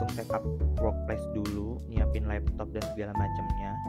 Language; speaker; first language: Indonesian; native; Indonesian